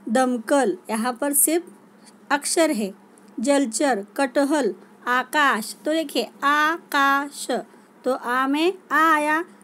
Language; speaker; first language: Hindi; non-native, local second language; Marathi